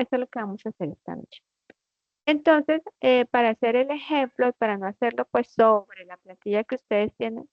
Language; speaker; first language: Spanish; native; Spanish